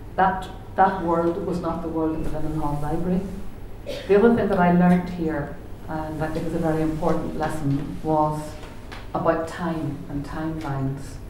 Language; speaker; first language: English; native; English